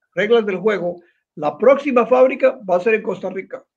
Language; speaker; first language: Spanish; native; Spanish